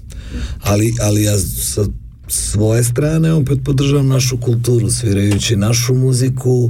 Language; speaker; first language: Serbian; native; Serbian